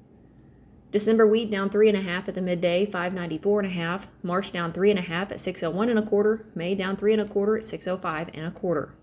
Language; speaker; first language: English; native; English